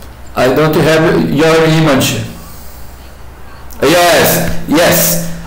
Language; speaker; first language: English; non-native, learner; Portuguese